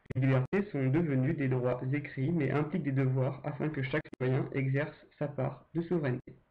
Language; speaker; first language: French; native; French